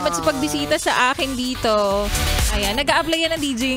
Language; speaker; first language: Filipino; native; Filipino